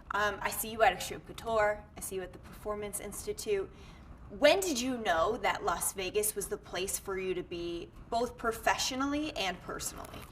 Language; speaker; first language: English; native; English